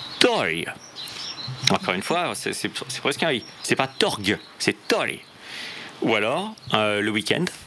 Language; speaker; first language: French; native; French